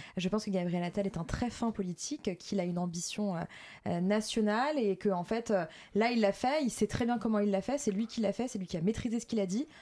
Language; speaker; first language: French; native; French